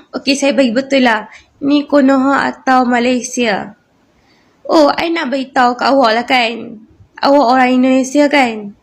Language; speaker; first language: Malay; native; Malay